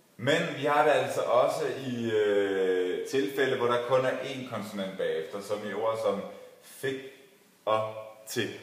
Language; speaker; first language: Danish; native; Danish